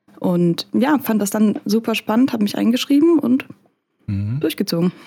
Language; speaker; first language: German; native; German